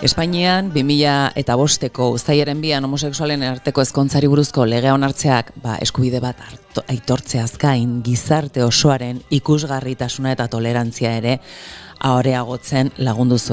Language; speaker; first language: Basque; native; Basque